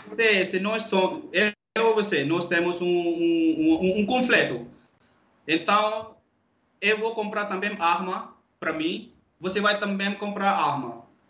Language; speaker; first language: Portuguese; non-native, learner; Urdu